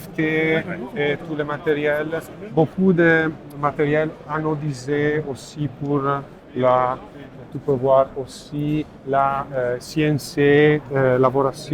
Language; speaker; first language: French; non-native, learner; Italian